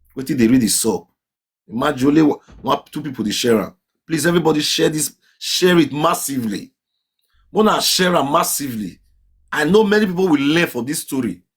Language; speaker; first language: Nigerian Pidgin; native; Nigerian Pidgin